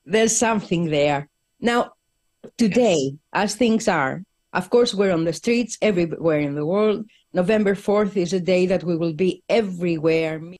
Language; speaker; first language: English; non-native, fluent; Greek